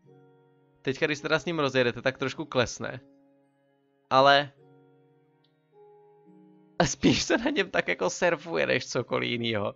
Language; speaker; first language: Czech; native; Czech